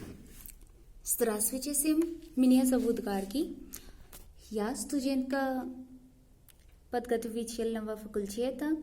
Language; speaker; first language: Russian; non-native, learner; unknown